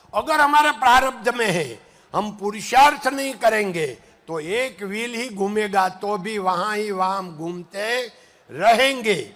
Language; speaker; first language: Hindi; non-native, local second language; Gujarati